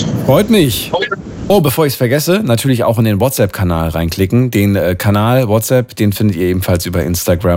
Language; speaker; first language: German; native; German